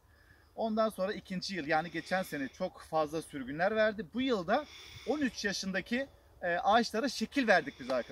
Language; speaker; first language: Turkish; native; Turkish